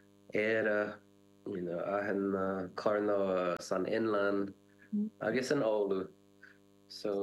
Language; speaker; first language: Irish; non-native, learner; English